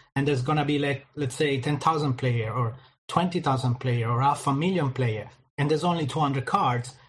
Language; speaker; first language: English; non-native, fluent; Italian